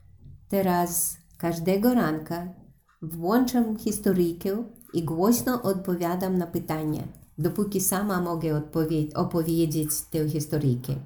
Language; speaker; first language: Polish; non-native, learner; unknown